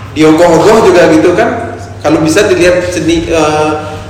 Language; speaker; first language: Indonesian; non-native, local second language; Balinese